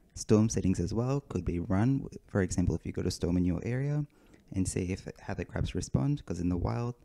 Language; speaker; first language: English; native; English